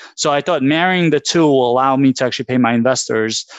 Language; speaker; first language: English; native; English